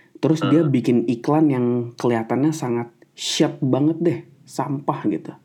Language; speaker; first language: Indonesian; native; Indonesian